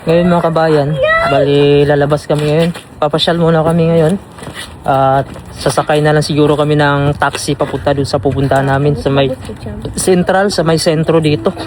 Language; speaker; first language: Filipino; native; Filipino